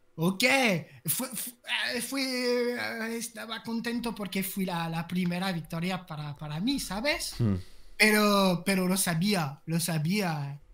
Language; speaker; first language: Spanish; non-native, learner; French